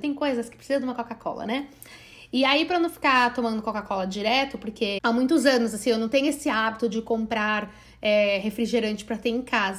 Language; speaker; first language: Portuguese; native; Portuguese